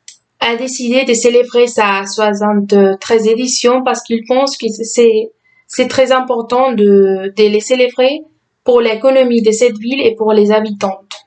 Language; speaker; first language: French; non-native, fluent; Spanish